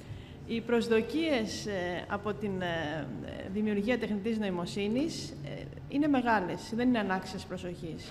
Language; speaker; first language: Greek; native; Greek